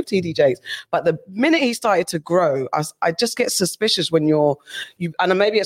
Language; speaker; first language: English; native; English